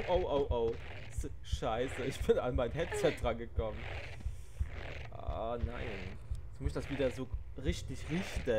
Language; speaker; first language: German; native; German